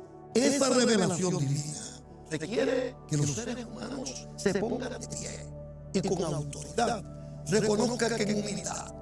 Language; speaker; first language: Spanish; native; Spanish